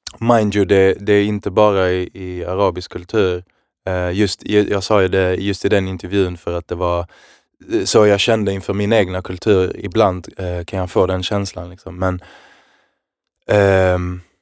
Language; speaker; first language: Swedish; early bilingual, other home language; Arabic